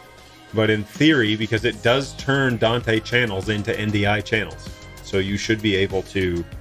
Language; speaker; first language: English; native; English